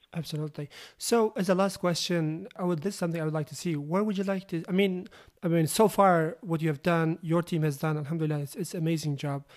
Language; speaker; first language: English; non-native, fluent; Uzbek